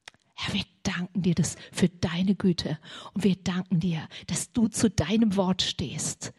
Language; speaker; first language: German; native; German